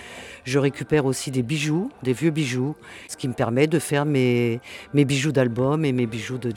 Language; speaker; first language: French; native; French